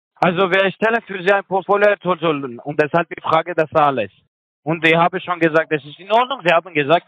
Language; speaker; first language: German; non-native, learner; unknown